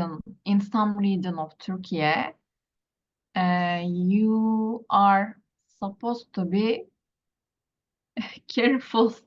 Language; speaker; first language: English; non-native, learner; Turkish